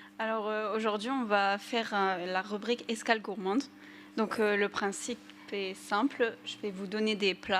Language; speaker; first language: French; native; French